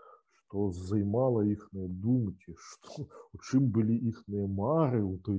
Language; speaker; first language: Polish; non-native, learner; Belarusian